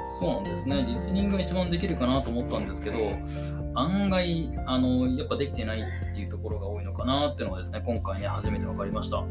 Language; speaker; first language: Japanese; native; Japanese